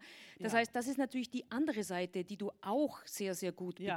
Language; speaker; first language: German; native; German